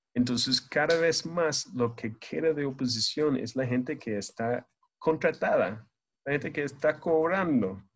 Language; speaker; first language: Spanish; non-native, fluent; English